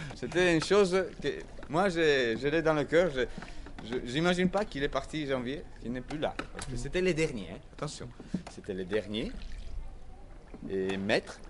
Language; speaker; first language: French; non-native, fluent; Polish